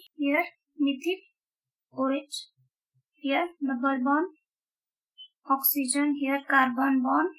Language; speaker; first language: English; non-native, local second language; Marathi